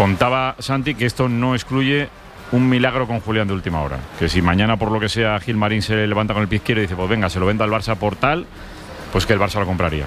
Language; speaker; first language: Spanish; native; Spanish